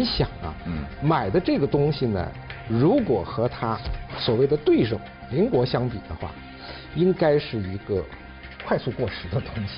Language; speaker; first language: Chinese; native; Chinese